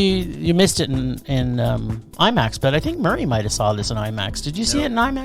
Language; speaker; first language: English; native; English